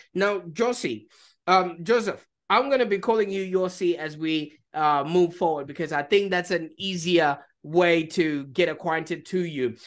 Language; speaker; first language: English; native; English